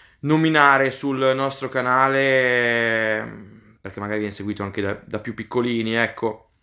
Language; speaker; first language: Italian; native; Italian